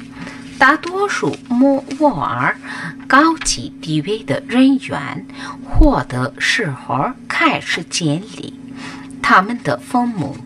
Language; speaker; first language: Chinese; non-native, fluent; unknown